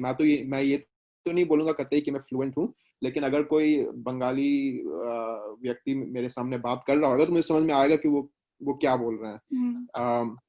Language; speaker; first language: Hindi; native; Hindi